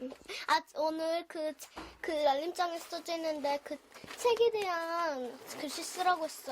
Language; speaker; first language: Korean; early bilingual, other home language; Spanish